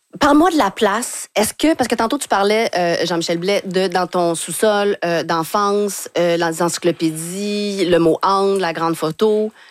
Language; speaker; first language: French; native; French